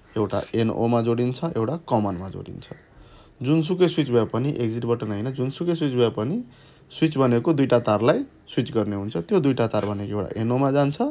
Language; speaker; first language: Nepali; native; Nepali